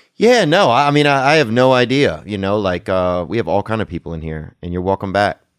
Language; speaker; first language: English; native; English